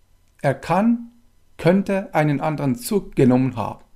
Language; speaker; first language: German; non-native, fluent; Persian